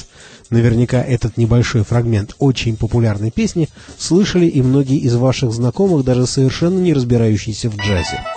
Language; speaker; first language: Russian; native; Russian